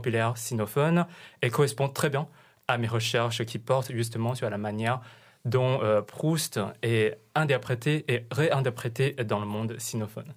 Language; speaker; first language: French; non-native, fluent; Chinese